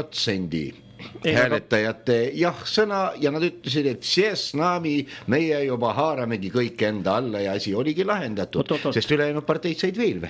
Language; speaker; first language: Estonian; native; Estonian